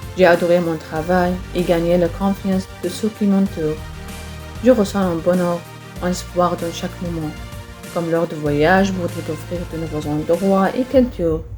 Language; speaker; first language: French; non-native, learner; Arabic